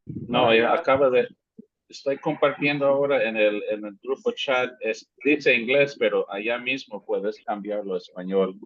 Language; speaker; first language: Spanish; non-native, fluent; English